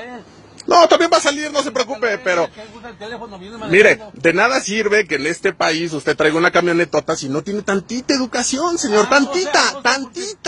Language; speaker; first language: Spanish; native; Spanish